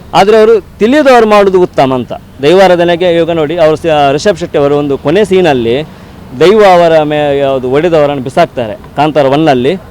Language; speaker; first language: Kannada; non-native, local second language; Tulu